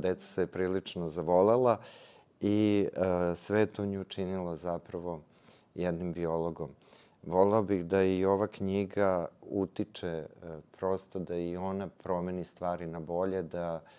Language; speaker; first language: Serbian; native; Serbian